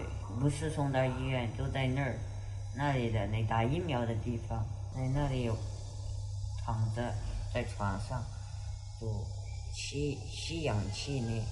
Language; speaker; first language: Chinese; non-native, local second language; Uyghur